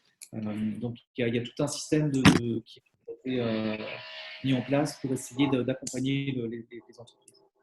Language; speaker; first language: French; native; French